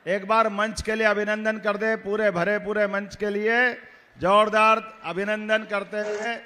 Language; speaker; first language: Hindi; native; Hindi